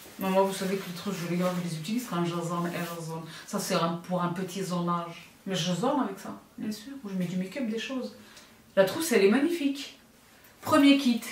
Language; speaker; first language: French; native; French